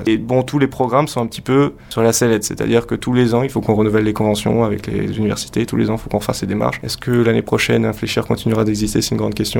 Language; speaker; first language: French; native; French